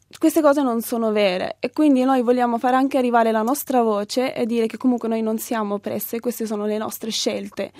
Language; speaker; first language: Italian; early bilingual, other home language; Arabic